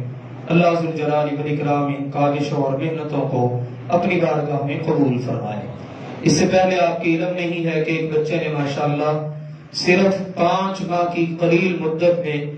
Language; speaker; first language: Urdu; native; Urdu